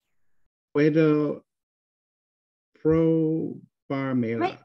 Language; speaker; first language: Spanish; non-native, learner; English